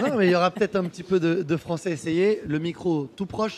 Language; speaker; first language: French; native; French